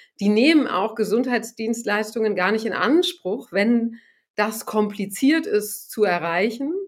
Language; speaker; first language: German; native; German